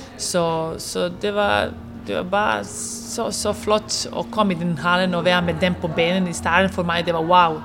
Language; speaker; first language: Danish; non-native, fluent; Serbian